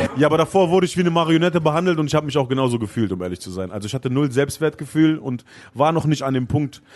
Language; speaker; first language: German; native; German